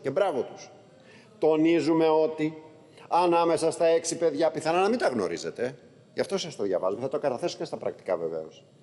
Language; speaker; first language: Greek; native; Greek